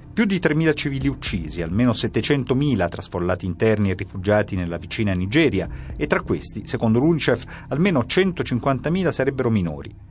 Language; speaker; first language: Italian; native; Italian